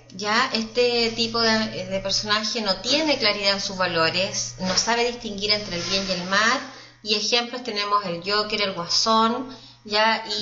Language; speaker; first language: Spanish; native; Spanish